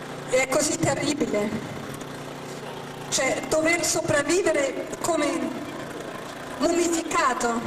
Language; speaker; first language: Italian; non-native, fluent; German